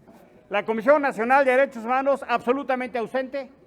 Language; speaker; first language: Spanish; native; Spanish